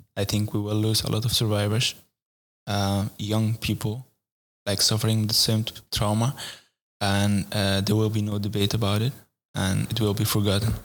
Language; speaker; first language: English; non-native, fluent; Arabic